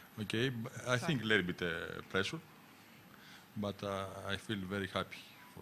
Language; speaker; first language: English; non-native, learner; Greek